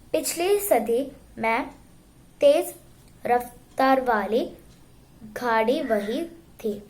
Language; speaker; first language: Hindi; non-native, local second language; Malayalam